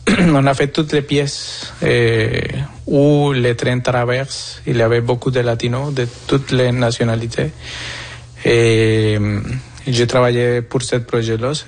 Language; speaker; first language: French; non-native, fluent; Spanish